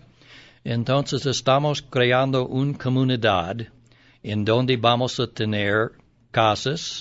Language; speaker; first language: Spanish; non-native, learner; English